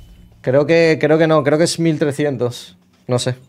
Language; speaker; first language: Spanish; native; Spanish